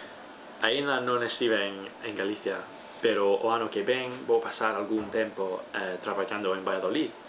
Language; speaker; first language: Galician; non-native, learner; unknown